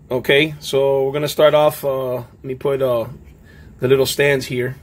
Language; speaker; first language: English; native; English